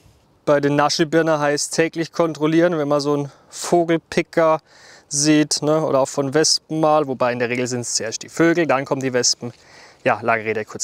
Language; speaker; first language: German; native; German